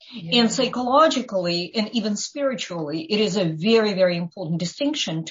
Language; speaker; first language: English; non-native, fluent; Ukrainian